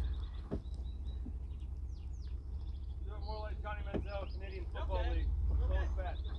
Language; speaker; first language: English; native; English